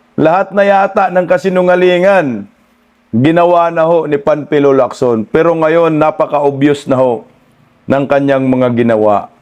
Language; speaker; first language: Filipino; non-native, local second language; Cebuano